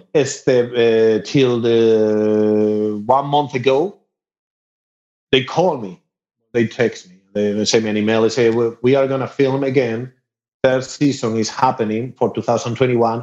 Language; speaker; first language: English; non-native, fluent; Spanish